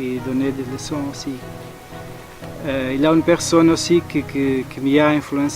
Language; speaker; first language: French; non-native, learner; Portuguese